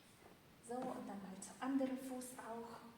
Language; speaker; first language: German; non-native, fluent; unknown